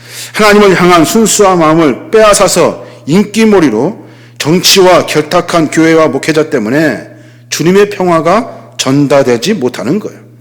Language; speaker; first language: Korean; native; Korean